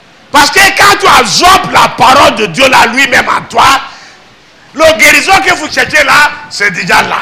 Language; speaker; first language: French; non-native, learner; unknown